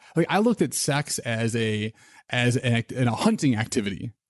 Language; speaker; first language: English; native; English